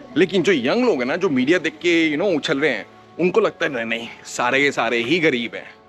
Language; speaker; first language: Hindi; native; Hindi